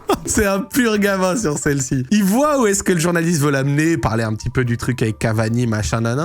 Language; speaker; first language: French; native; French